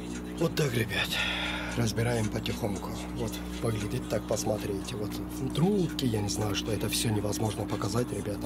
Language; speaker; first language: Russian; non-native, fluent; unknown